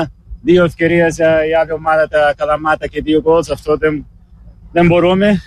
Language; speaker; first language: Greek; non-native, learner; Portuguese